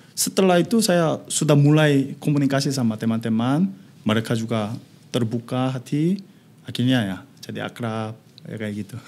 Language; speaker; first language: Indonesian; non-native, fluent; Korean